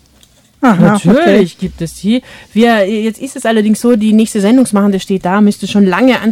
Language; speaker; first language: German; native; German